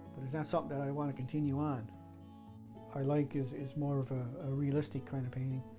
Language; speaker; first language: English; native; English